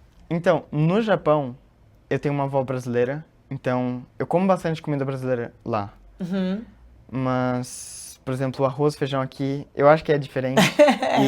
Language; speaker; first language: Portuguese; early bilingual, heritage; Portuguese